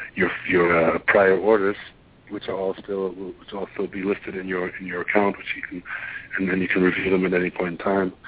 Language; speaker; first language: English; non-native, fluent; German